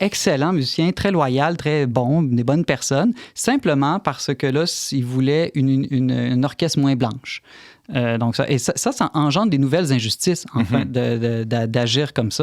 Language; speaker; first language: French; native; French